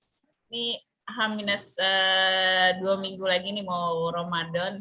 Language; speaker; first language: Indonesian; native; Indonesian